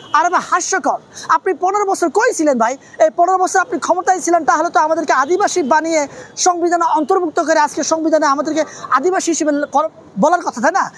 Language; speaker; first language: Bangla; non-native, local second language; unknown